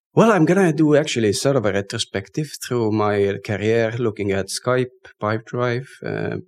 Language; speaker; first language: English; non-native, fluent; Estonian